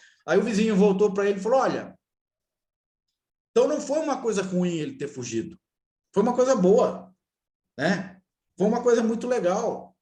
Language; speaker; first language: Portuguese; native; Portuguese